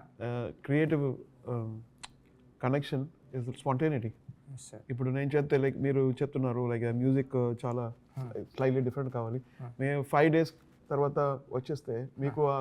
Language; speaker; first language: Telugu; non-native, learner; Tamil